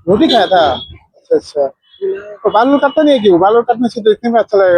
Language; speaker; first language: Hindi; non-native, local second language; Assamese